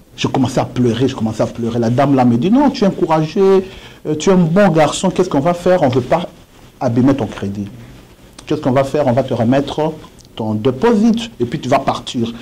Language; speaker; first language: French; non-native, local second language; Swahili